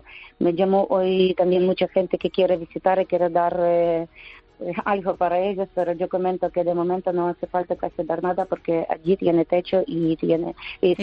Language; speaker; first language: Spanish; non-native, learner; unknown